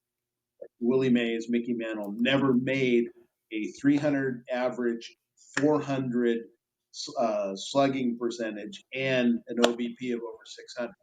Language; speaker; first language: English; native; English